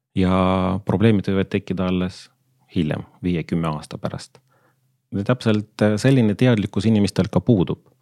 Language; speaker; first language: Estonian; non-native, local second language; Russian